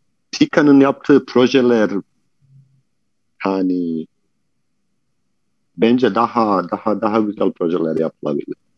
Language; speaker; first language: Turkish; non-native, fluent; Bosnian